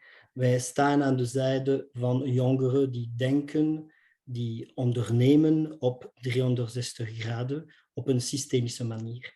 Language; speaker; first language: Dutch; non-native, local second language; French